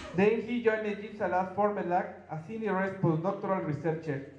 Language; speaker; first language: English; non-native, fluent; Spanish